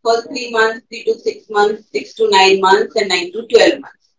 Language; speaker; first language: English; non-native, local second language; Marathi